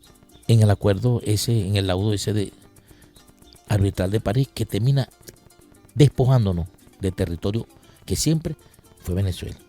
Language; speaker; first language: Spanish; native; Spanish